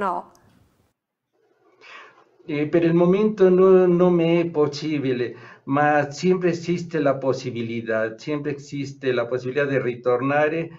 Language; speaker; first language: Italian; non-native, learner; Spanish